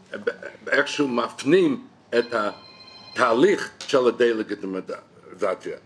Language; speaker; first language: Hebrew; non-native, fluent; English